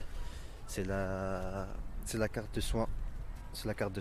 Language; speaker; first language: French; non-native, local second language; Arabic